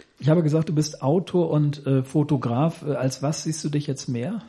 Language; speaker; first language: German; native; German